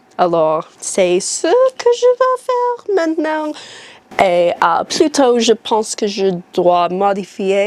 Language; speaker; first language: French; non-native, learner; English